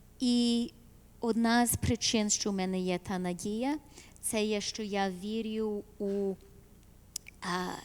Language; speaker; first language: Ukrainian; early bilingual, heritage; Ukrainian